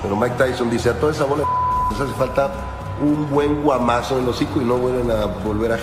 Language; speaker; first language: Spanish; native; Spanish